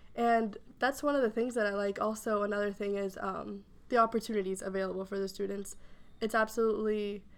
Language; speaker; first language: English; early bilingual, other home language; Spanish